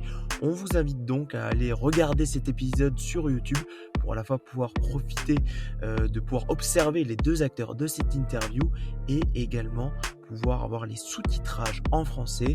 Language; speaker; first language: French; native; French